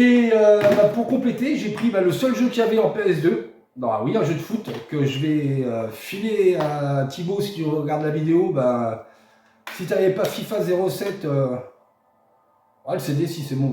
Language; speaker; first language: French; native; French